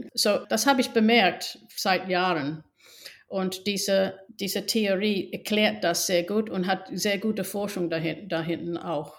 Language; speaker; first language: German; non-native, fluent; English